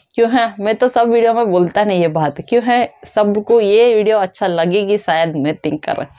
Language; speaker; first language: Hindi; non-native, local second language; Kannada